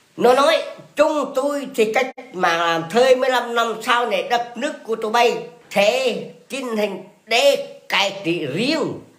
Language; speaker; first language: Vietnamese; non-native, local second language; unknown